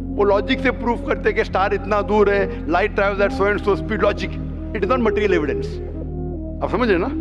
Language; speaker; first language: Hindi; non-native, local second language; Urdu